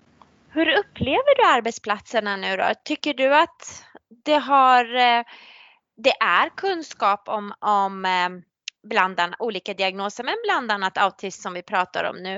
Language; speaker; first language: Swedish; native; Swedish